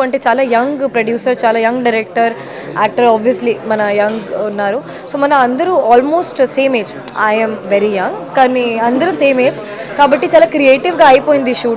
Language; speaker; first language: Telugu; non-native, fluent; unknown